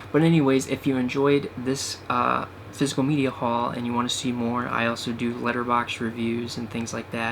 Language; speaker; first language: English; native; English